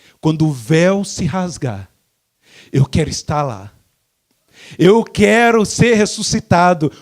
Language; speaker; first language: Portuguese; native; Portuguese